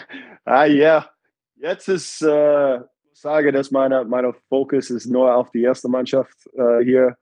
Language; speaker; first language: German; non-native, fluent; English